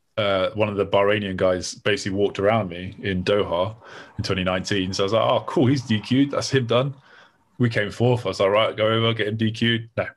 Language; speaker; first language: English; native; English